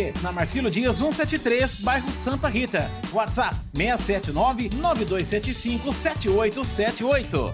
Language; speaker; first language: Portuguese; native; Portuguese